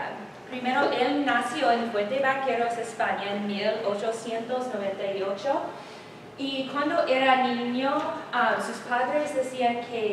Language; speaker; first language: Spanish; non-native, learner; English